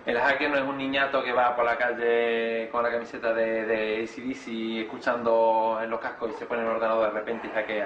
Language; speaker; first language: Spanish; native; Spanish